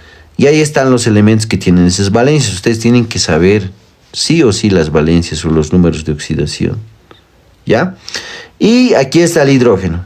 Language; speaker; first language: Spanish; native; Spanish